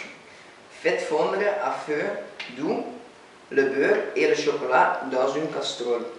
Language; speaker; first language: French; non-native, learner; Dutch